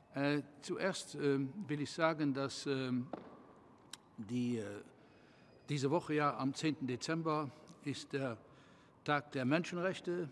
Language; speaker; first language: German; non-native, local second language; Luxembourgish